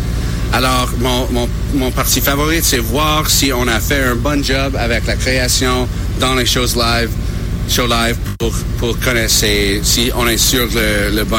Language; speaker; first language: French; non-native, learner; English